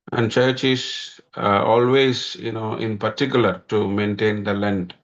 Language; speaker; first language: English; non-native, local second language; Malayalam